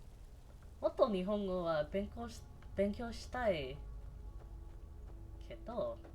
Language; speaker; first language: Japanese; non-native, learner; English